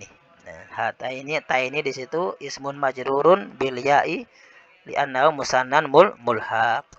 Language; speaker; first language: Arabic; non-native, fluent; Indonesian